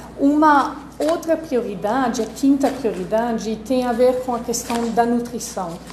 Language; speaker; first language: Portuguese; non-native, fluent; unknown